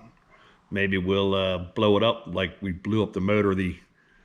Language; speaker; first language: English; native; English